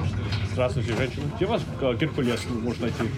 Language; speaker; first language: Russian; early bilingual, heritage; English